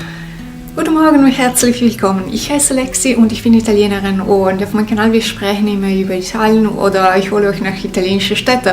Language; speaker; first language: German; non-native, fluent; Italian